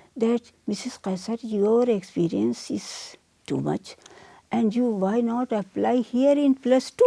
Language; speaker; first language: English; non-native, local second language; Urdu